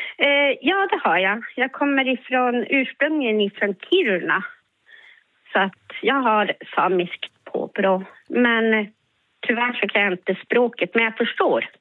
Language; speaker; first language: Swedish; native; Swedish